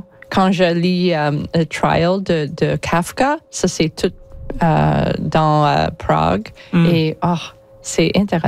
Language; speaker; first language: French; non-native, learner; English